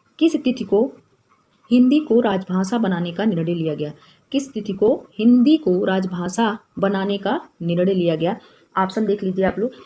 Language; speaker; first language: Hindi; native; Hindi